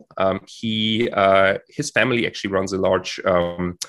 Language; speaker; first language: English; non-native, fluent; German